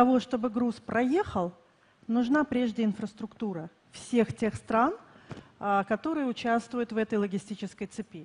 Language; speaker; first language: Russian; native; Russian